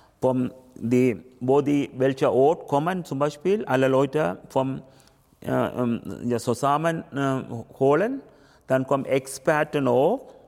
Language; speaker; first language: German; non-native, learner; Tamil